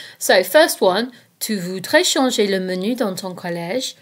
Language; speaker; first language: French; non-native, fluent; English